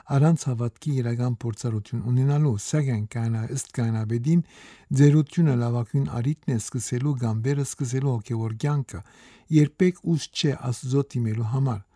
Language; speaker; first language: Armenian; native; Armenian